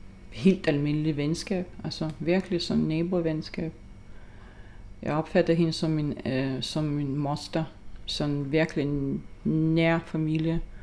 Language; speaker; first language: Danish; non-native, fluent; Lithuanian